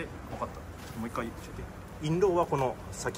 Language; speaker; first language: Japanese; native; Japanese